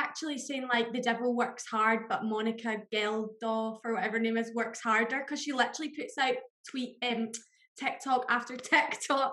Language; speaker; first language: English; native; English